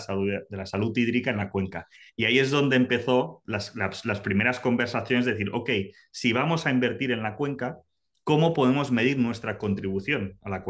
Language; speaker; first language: Spanish; native; Spanish